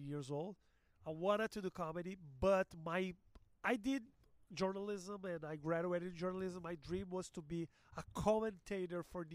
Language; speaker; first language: English; non-native, fluent; Portuguese